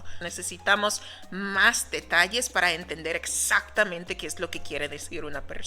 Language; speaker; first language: Spanish; non-native, fluent; English